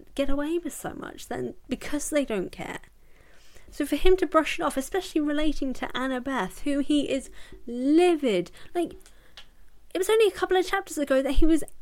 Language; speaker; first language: English; native; English